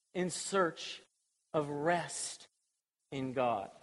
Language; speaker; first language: English; native; English